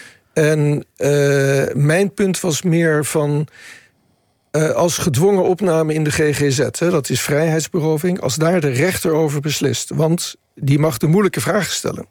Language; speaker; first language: Dutch; native; Dutch